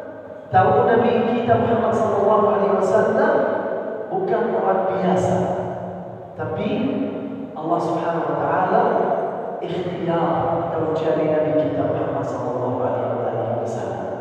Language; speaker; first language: Indonesian; non-native, learner; Arabic